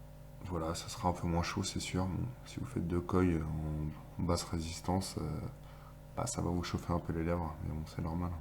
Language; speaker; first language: French; native; French